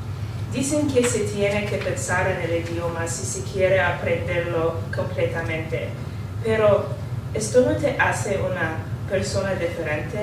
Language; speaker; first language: Spanish; non-native, learner; Arabic